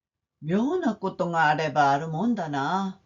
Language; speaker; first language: Japanese; non-native, fluent; Korean